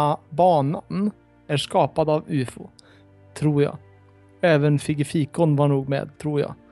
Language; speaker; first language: Swedish; native; Swedish